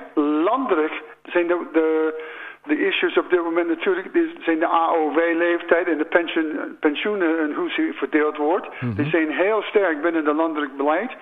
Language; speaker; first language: Dutch; non-native, fluent; English